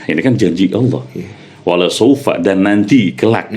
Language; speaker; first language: Indonesian; native; Indonesian